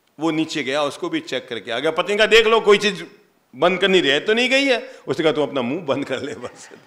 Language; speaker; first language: Hindi; native; Hindi